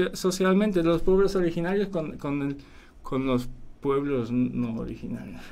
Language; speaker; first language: Spanish; non-native, fluent; Polish